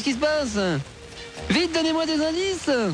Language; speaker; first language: French; native; French